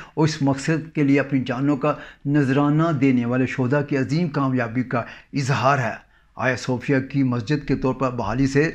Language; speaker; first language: Urdu; native; Urdu